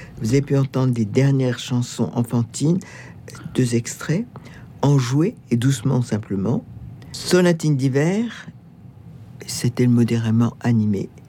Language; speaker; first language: French; native; French